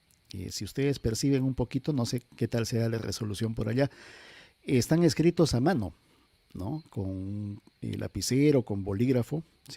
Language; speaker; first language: Spanish; native; Spanish